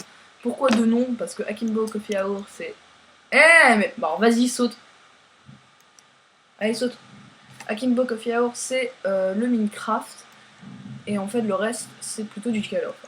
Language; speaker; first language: French; native; French